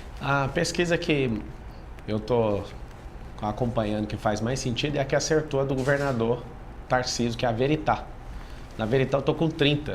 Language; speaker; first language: Portuguese; native; Portuguese